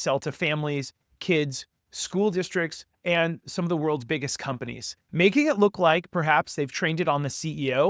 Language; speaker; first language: English; native; English